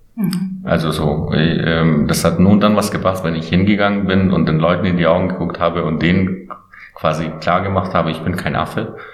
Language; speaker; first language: German; non-native, fluent; Albanian